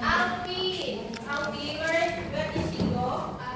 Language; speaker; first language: English; non-native, learner; Indonesian